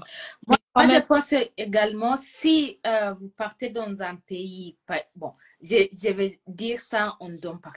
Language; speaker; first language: French; non-native, fluent; Gusii